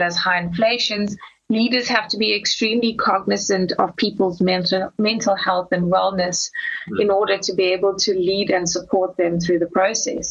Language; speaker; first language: English; native; English